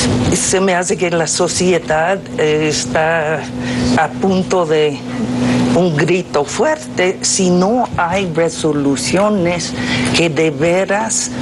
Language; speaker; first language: Spanish; non-native, fluent; English